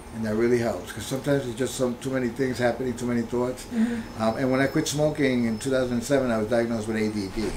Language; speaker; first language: English; early bilingual, other home language; Spanish